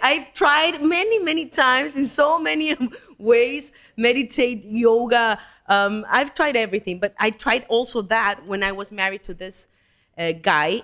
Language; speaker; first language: English; non-native, fluent; Spanish